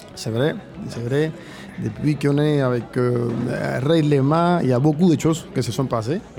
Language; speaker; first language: French; non-native, fluent; Spanish